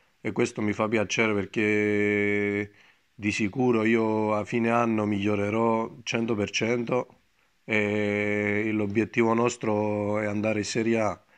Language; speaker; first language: Italian; non-native, fluent; Greek